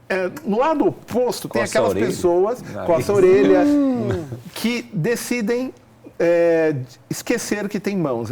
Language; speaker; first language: Portuguese; native; Portuguese